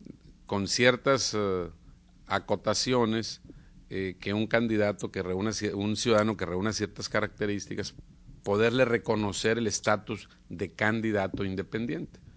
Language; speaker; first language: Spanish; native; Spanish